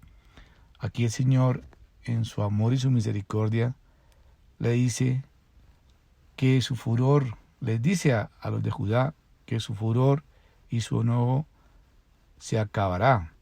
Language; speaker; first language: Spanish; native; Spanish